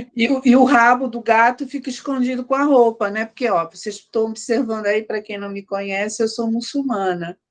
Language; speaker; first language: Portuguese; native; Portuguese